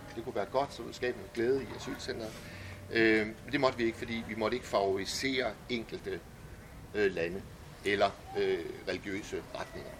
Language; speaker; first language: Danish; native; Danish